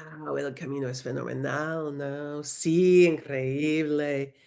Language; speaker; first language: Spanish; non-native, learner; English